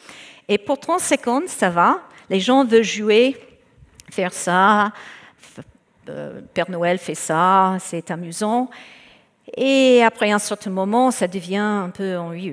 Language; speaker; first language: French; non-native, fluent; English